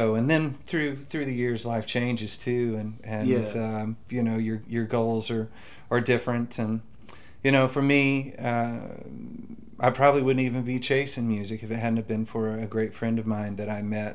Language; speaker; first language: English; native; English